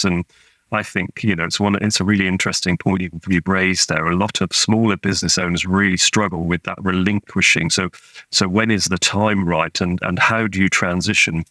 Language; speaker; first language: English; native; English